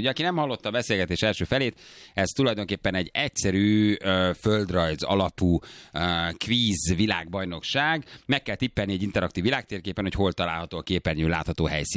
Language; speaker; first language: Hungarian; native; Hungarian